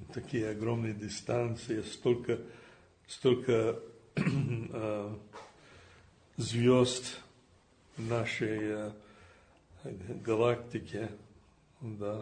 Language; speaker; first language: Russian; non-native, fluent; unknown